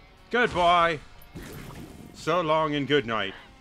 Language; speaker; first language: English; native; English